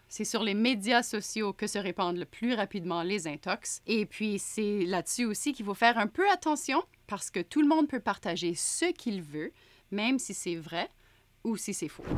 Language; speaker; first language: French; native; French